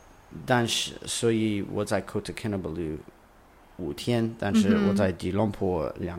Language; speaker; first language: Chinese; non-native, learner; English